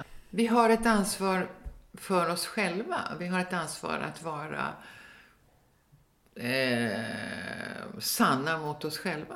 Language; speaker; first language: Swedish; native; Swedish